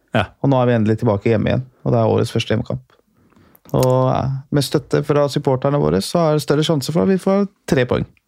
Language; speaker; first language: Norwegian; early bilingual, other home language; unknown